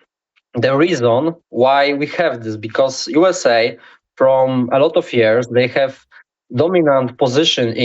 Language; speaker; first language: English; non-native, learner; Polish